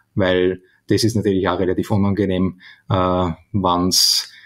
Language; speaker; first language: German; native; German